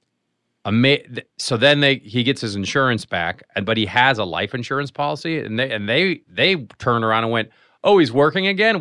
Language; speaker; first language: English; native; English